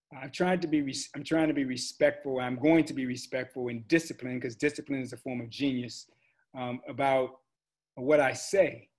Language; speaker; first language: English; native; English